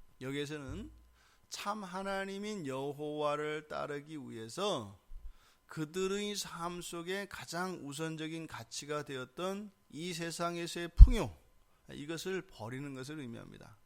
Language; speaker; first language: Korean; native; Korean